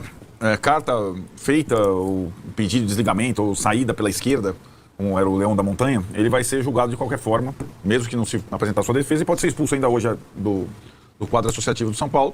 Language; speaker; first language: Portuguese; native; Portuguese